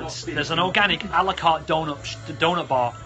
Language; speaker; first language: English; native; English